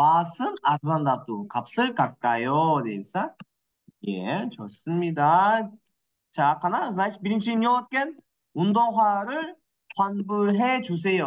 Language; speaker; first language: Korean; non-native, fluent; Kyrgyz